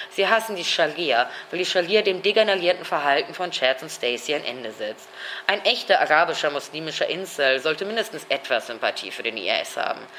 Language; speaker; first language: German; native; German